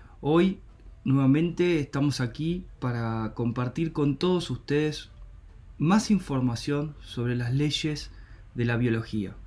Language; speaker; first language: Spanish; native; Spanish